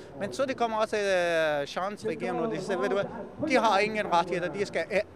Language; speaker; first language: Danish; non-native, fluent; Persian